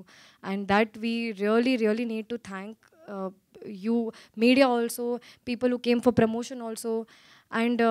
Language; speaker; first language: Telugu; non-native, learner; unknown